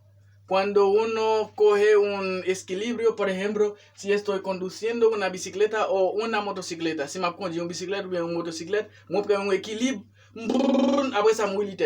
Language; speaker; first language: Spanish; non-native, fluent; Haitian Creole